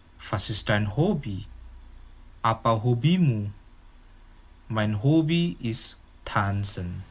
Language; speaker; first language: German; non-native, fluent; Indonesian